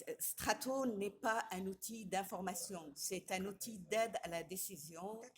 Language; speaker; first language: French; non-native, local second language; Arabic